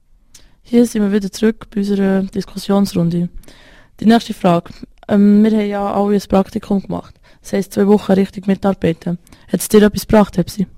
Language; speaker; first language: German; native; German